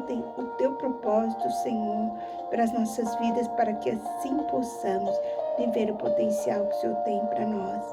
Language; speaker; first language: Portuguese; native; Portuguese